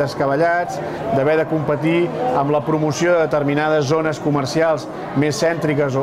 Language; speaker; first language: Catalan; native; Catalan